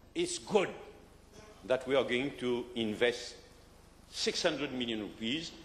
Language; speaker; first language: English; non-native, local second language; French